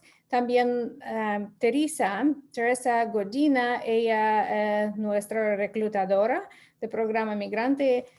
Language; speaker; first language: Spanish; non-native, fluent; English